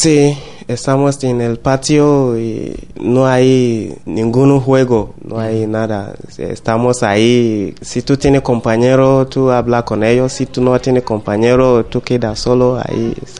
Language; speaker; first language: Spanish; non-native, learner; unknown